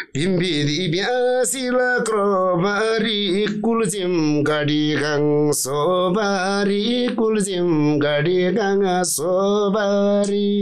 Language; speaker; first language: Nepali; non-native, local second language; Eastern Tamang